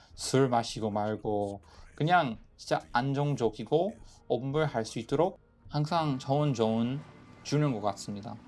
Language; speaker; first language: Korean; non-native, fluent; English